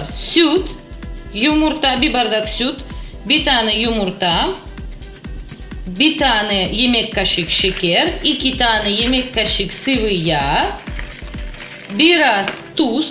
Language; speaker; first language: Turkish; non-native, learner; Russian